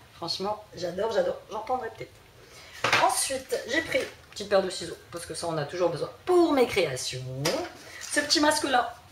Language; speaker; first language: French; early bilingual, other home language; Portuguese